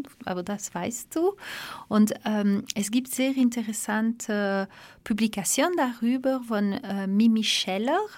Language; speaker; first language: German; non-native, fluent; Dutch